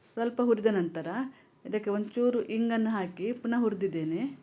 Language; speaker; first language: Kannada; non-native, local second language; Konkani